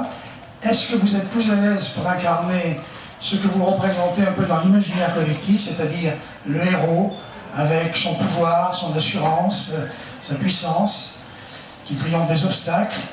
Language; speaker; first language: French; native; French